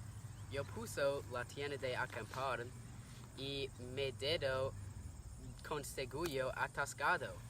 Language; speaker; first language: Spanish; non-native, learner; English